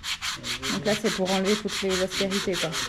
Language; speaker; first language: French; native; French